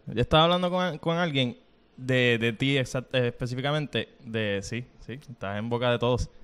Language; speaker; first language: Spanish; native; Spanish